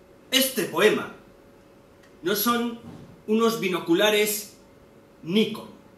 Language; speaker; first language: Spanish; native; Spanish